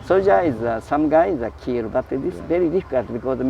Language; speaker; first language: English; non-native, learner; Japanese